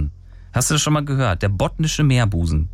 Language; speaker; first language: German; native; German